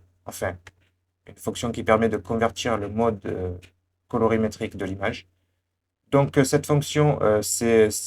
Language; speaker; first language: French; native; French